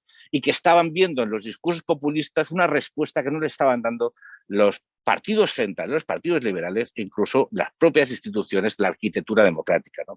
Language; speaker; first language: Spanish; native; Spanish